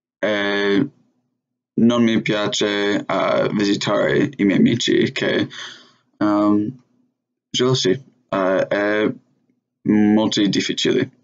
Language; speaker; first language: Italian; non-native, learner; English